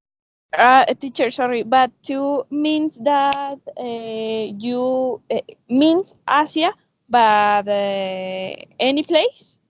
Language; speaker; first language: English; non-native, learner; Spanish